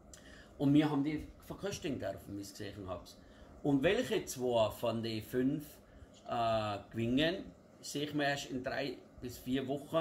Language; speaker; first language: German; native; German